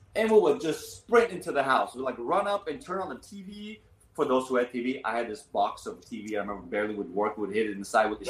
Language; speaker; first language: English; early bilingual, other home language; Armenian